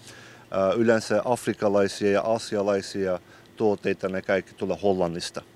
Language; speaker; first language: Finnish; non-native, learner; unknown